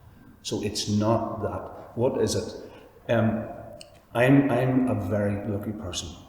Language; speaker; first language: English; native; English